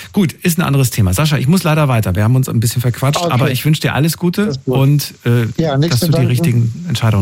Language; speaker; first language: German; native; German